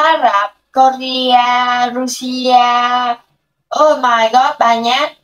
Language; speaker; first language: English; non-native, learner; Indonesian